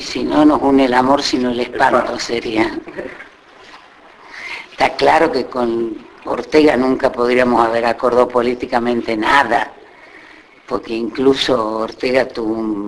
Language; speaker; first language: Spanish; native; Spanish